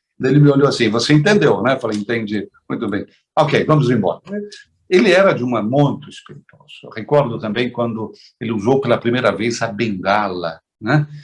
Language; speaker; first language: Portuguese; native; Portuguese